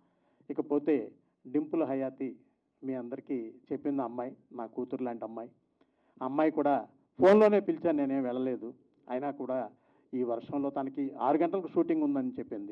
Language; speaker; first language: Telugu; native; Telugu